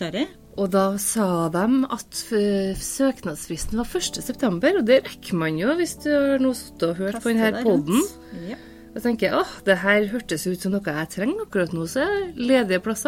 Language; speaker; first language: Norwegian; native; Norwegian